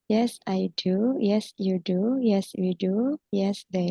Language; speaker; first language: English; non-native, fluent; Indonesian